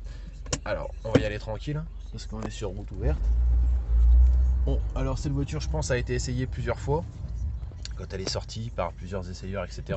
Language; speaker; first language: French; native; French